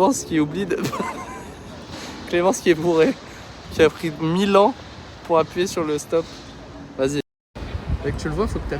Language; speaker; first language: French; native; French